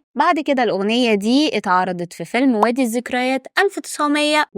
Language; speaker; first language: Arabic; native; Arabic